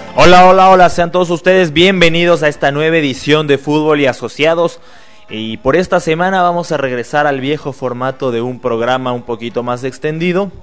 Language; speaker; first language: Spanish; native; Spanish